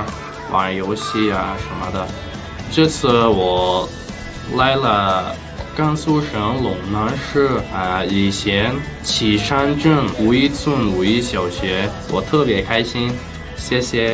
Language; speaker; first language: Chinese; non-native, fluent; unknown